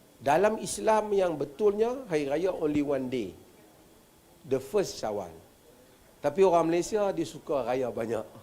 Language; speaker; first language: Malay; native; Malay